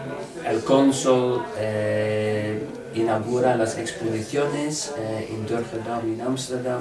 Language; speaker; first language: Spanish; non-native, fluent; Dutch